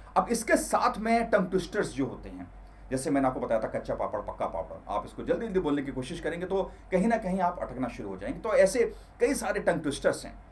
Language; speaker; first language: Hindi; native; Hindi